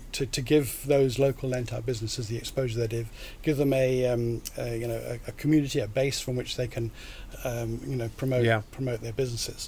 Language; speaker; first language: English; native; English